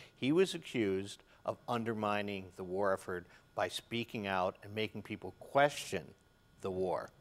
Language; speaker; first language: English; native; English